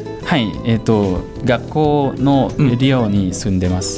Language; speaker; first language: Japanese; non-native, fluent; Lao